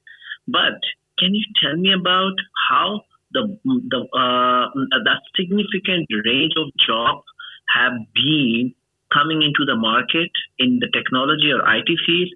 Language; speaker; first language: English; non-native, local second language; Urdu